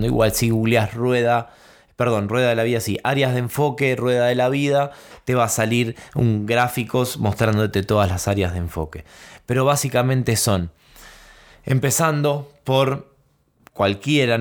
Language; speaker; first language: Spanish; native; Spanish